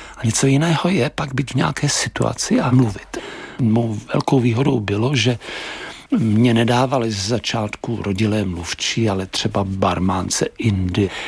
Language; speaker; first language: Czech; native; Czech